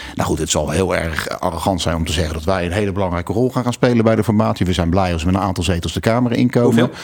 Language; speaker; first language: Dutch; native; Dutch